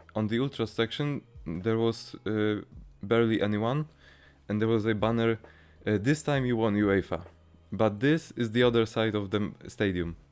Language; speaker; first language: English; non-native, fluent; Polish